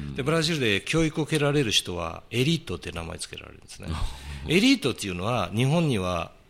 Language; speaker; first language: Japanese; early bilingual, heritage; Portuguese